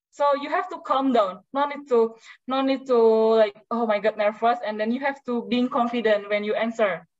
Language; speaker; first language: English; non-native, learner; Indonesian